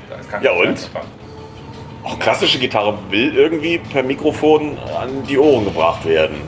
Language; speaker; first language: German; native; German